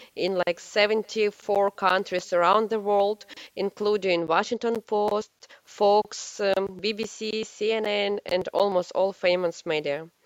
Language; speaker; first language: English; non-native, learner; Ukrainian